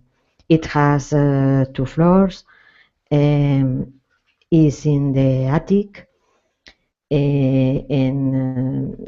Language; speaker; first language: English; non-native, learner; Spanish